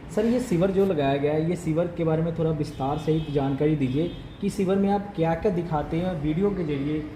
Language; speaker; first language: Hindi; non-native, local second language; Punjabi